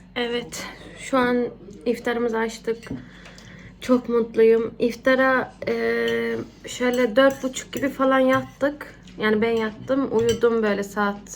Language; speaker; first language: Turkish; early bilingual, heritage; Turkish